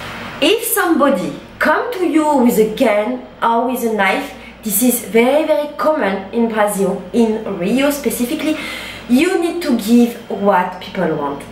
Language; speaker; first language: English; non-native, learner; French